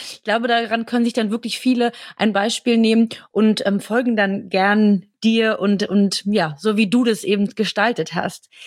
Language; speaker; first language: German; native; German